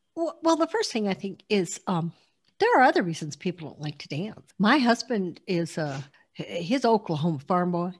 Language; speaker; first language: English; early bilingual, other home language; Italian